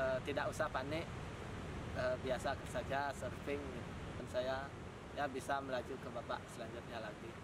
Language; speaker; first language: Indonesian; non-native, local second language; Balinese